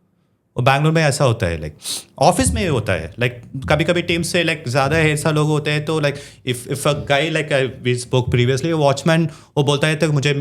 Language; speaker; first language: Hindi; non-native, local second language; Tamil